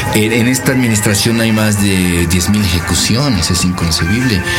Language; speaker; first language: Spanish; native; Spanish